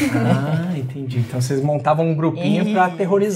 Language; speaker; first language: Portuguese; native; Portuguese